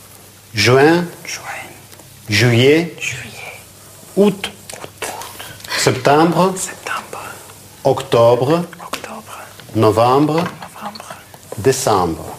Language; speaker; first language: French; non-native, fluent; Russian